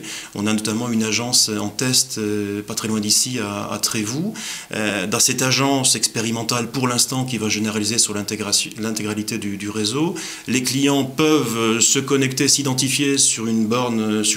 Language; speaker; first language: French; native; French